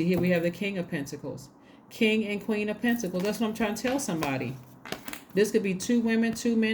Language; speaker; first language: English; native; English